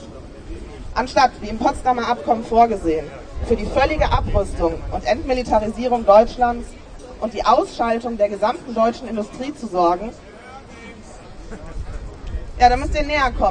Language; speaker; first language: German; native; German